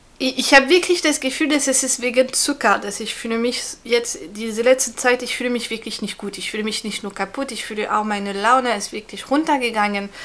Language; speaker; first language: German; non-native, fluent; French